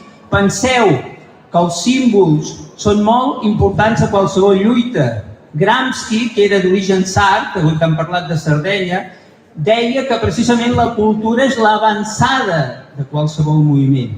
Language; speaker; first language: Catalan; native; Catalan